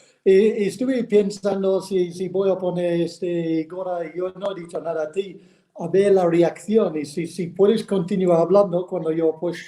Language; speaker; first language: Spanish; non-native, fluent; English